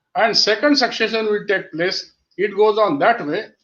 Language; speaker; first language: English; non-native, local second language; Marathi